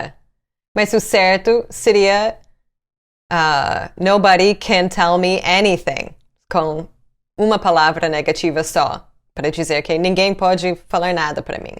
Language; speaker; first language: Portuguese; non-native, fluent; English